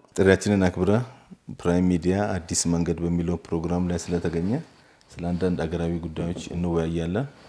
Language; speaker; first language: Amharic; native; Amharic